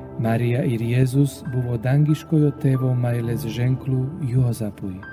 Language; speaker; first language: Lithuanian; non-native, fluent; Slovak